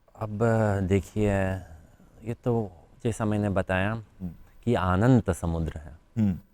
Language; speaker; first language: Hindi; non-native, fluent; Polish